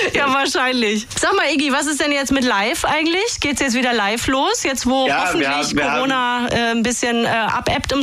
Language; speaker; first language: German; native; German